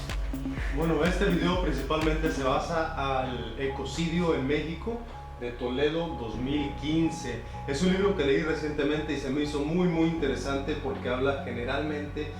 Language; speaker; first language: Spanish; native; Spanish